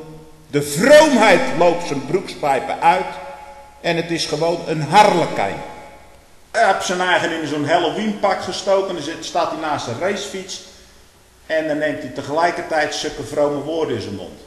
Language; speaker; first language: Dutch; native; Dutch